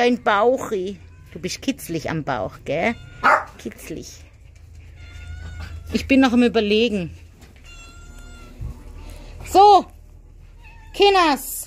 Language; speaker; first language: German; native; German